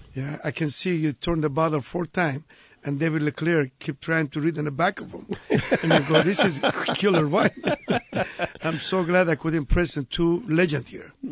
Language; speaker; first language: English; non-native, fluent; Italian